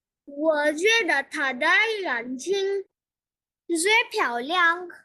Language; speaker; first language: Chinese; non-native, learner; Urdu